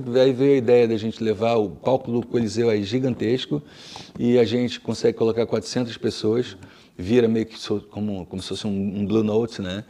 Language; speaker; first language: Portuguese; native; Portuguese